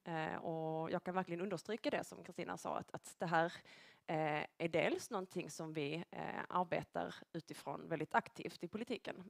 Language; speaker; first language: Swedish; native; Swedish